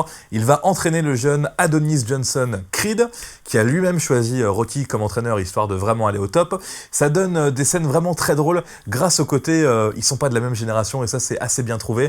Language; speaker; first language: French; native; French